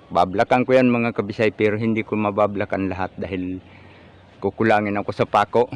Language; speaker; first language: Filipino; native; Filipino